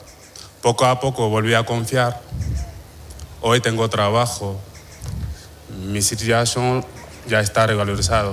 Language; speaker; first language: Spanish; non-native, fluent; Wolof